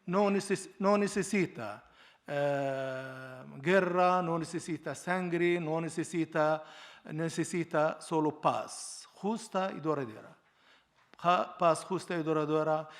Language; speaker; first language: Spanish; non-native, learner; Arabic